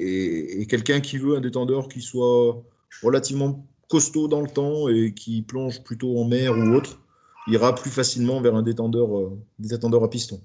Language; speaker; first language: French; native; French